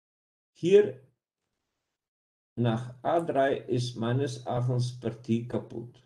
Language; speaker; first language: German; non-native, fluent; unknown